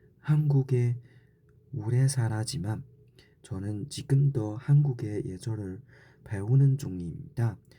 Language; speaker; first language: Korean; non-native, learner; Chinese